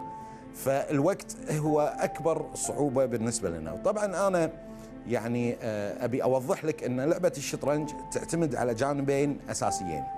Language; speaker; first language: Arabic; native; Arabic